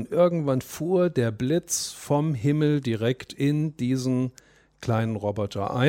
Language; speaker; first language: German; native; German